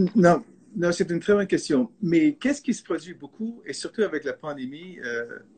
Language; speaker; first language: French; native; French